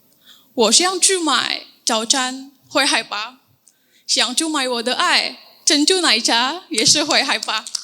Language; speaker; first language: Chinese; non-native, learner; Indonesian